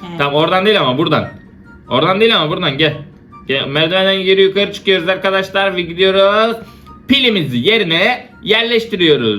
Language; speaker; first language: Turkish; native; Turkish